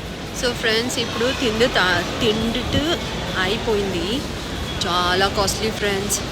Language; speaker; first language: Telugu; non-native, learner; Kannada